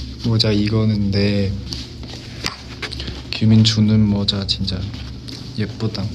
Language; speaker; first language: Korean; non-native, fluent; Chinese